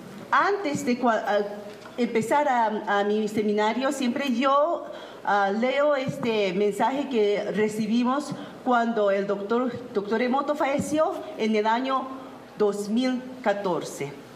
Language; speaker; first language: Spanish; non-native, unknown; Japanese